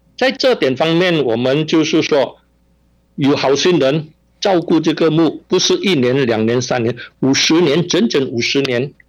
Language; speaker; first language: Chinese; non-native, local second language; Min Nan Chinese